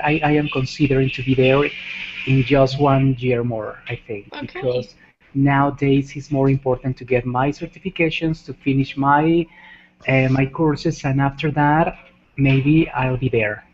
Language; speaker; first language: English; non-native, fluent; Spanish